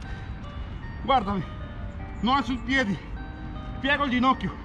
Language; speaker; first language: Italian; non-native, learner; Spanish